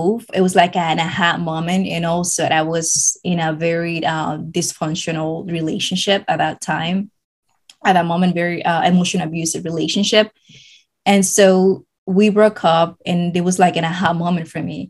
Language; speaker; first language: English; non-native, fluent; Spanish